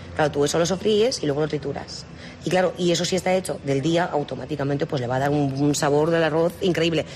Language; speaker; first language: Spanish; non-native, fluent; Romanian